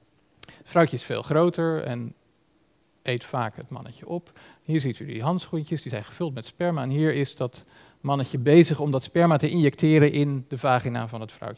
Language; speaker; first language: Dutch; native; Dutch